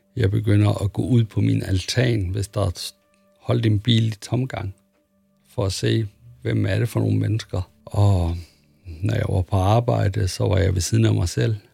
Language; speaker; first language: Danish; early bilingual, other home language; Arabic